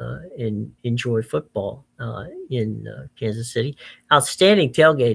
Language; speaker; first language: English; native; English